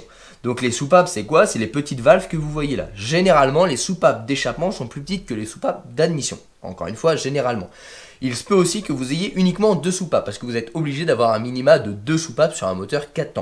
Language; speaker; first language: French; native; French